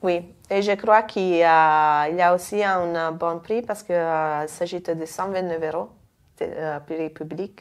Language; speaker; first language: French; non-native, fluent; Italian